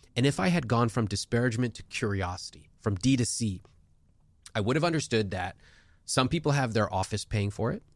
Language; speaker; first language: English; early bilingual, other home language; Hindi